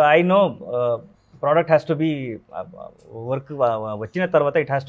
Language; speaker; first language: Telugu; non-native, learner; Kannada